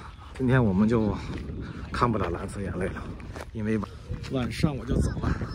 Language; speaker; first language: Chinese; native; Chinese